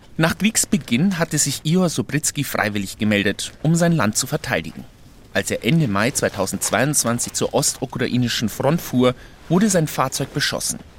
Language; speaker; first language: German; native; German